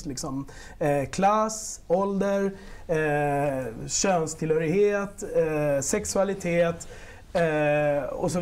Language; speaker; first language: Swedish; early bilingual, other home language; Spanish